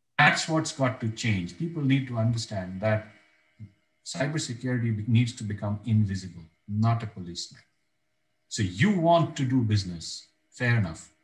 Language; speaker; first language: English; non-native, local second language; Bangla